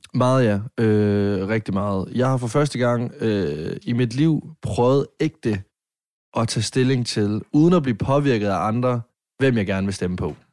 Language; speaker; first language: Danish; native; Danish